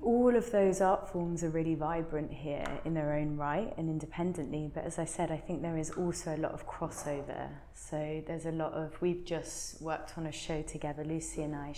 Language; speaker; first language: English; native; English